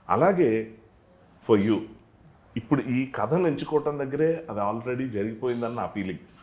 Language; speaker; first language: Telugu; native; Telugu